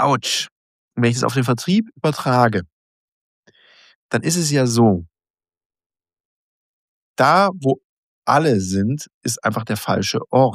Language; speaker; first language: German; native; German